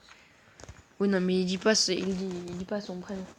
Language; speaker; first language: French; native; French